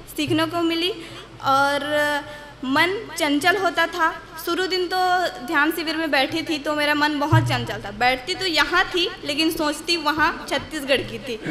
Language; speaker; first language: Hindi; native; Hindi